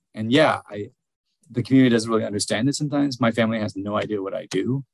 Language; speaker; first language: English; early bilingual, other home language; Vietnamese